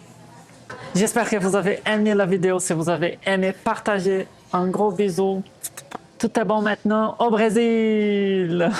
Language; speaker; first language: French; non-native, fluent; Portuguese